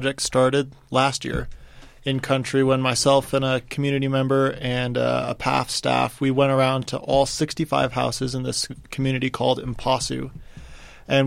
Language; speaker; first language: English; native; English